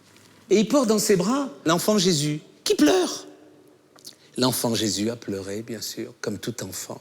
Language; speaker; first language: French; native; French